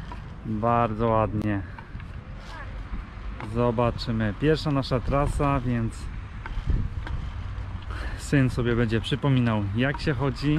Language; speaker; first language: Polish; native; Polish